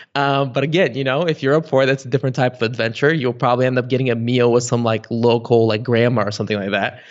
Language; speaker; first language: English; early bilingual, other home language; Bulgarian